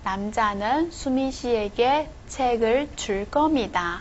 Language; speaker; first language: Korean; non-native, fluent; Chinese